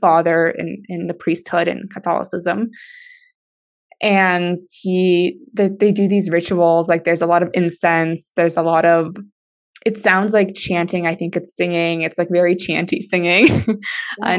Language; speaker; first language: English; early bilingual, other home language; Russian